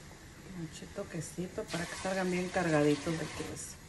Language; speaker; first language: Spanish; native; Spanish